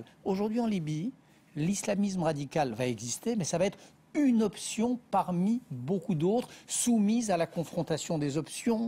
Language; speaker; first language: French; native; French